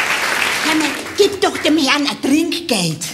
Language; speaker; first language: German; native; German